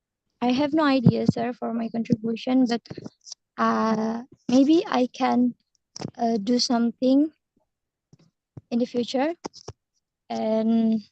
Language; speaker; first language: English; non-native, learner; Indonesian